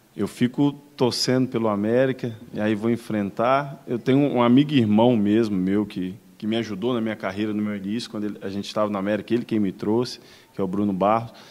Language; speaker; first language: Portuguese; native; Portuguese